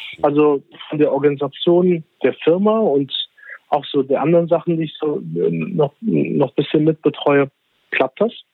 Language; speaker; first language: German; early bilingual, other home language; Turkish